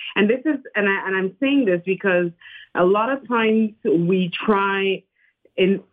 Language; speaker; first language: English; non-native, fluent; Spanish